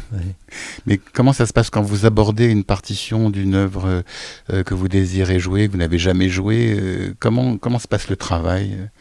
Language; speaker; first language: French; native; French